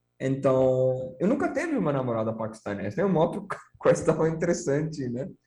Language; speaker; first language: Portuguese; non-native, fluent; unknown